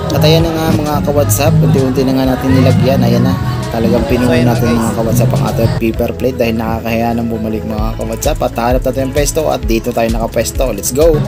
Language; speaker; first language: Filipino; non-native, local second language; Cebuano